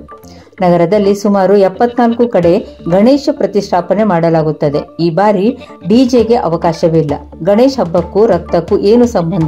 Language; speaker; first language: Kannada; native; Kannada